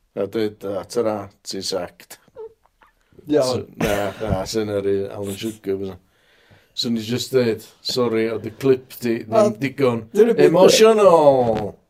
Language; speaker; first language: Welsh; native; Welsh